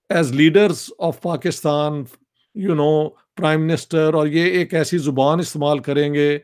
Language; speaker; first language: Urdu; non-native, local second language; Punjabi